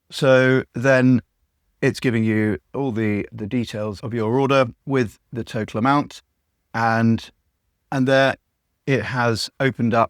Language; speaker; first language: English; native; English